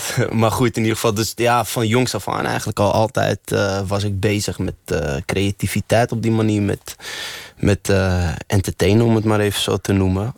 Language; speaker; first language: Dutch; early bilingual, other home language; Arabic